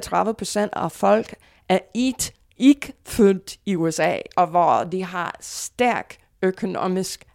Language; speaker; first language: Danish; non-native, fluent; English